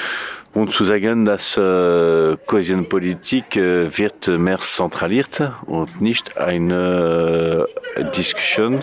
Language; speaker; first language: German; non-native, learner; Catalan